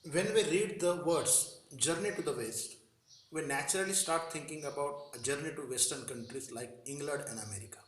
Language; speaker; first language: English; non-native, local second language; Marathi